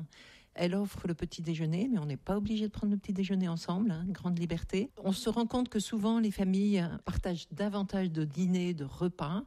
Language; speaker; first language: French; native; French